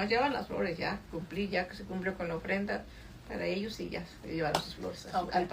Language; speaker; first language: Spanish; native; Spanish